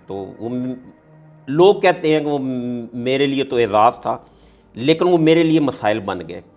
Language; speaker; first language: Urdu; non-native, local second language; Punjabi